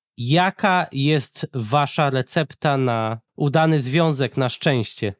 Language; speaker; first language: Polish; native; Polish